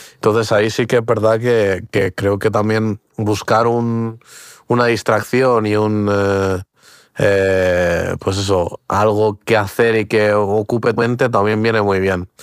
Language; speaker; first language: Spanish; early bilingual, other home language; Portuguese